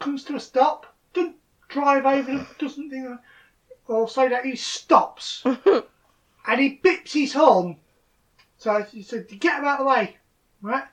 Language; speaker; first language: English; native; English